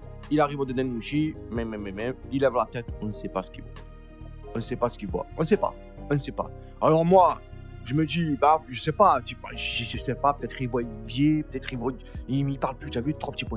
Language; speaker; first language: French; native; French